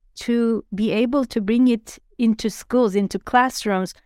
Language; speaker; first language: English; non-native, fluent; Turkish